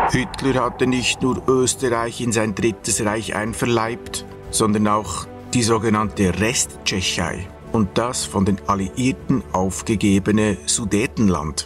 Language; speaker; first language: German; native; German